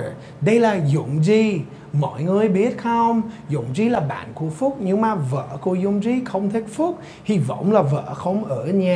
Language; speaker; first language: Vietnamese; non-native, fluent; English